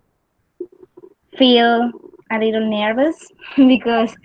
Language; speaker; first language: English; non-native, learner; Spanish